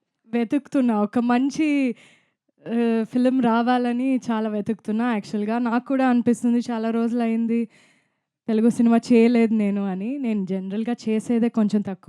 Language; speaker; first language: Telugu; non-native, fluent; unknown